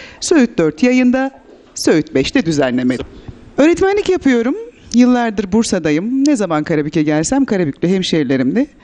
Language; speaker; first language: Turkish; native; Turkish